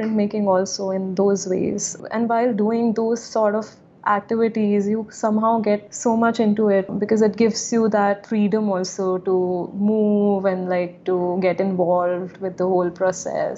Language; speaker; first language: English; non-native, local second language; Hindi